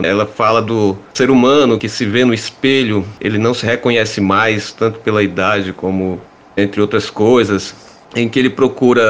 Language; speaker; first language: Portuguese; native; Portuguese